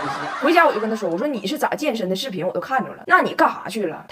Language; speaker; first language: Chinese; native; Chinese